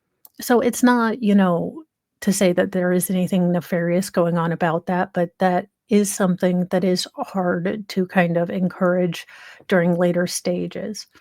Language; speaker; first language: English; native; English